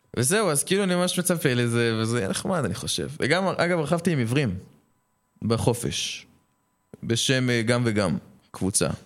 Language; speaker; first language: Hebrew; native; Hebrew